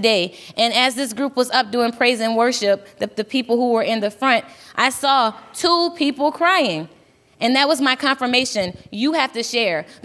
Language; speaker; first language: English; native; English